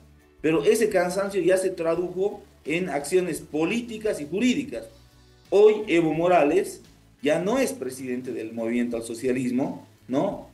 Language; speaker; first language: Spanish; native; Spanish